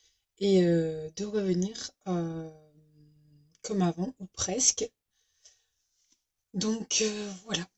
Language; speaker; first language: French; native; French